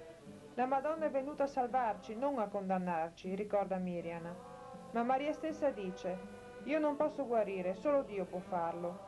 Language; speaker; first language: Italian; native; Italian